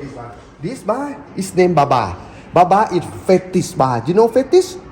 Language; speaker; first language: English; non-native, learner; Thai